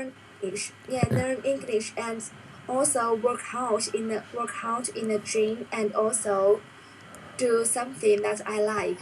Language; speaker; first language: English; non-native, learner; Chinese